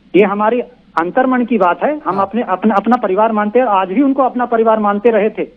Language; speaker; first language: Hindi; native; Hindi